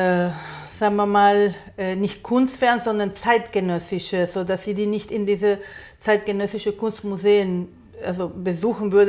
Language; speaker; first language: German; non-native, fluent; Spanish